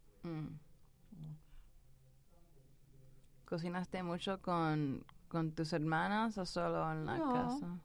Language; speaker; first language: Spanish; early bilingual, heritage; English